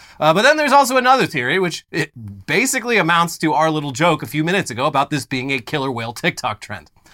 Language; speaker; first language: English; native; English